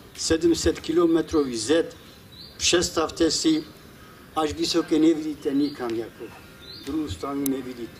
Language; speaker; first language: Czech; non-native, fluent; Kurdish